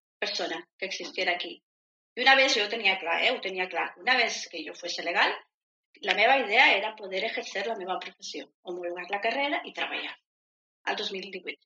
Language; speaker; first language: Catalan; non-native, fluent; Spanish